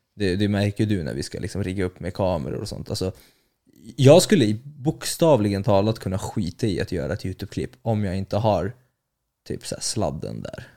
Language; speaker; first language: Swedish; early bilingual, other home language; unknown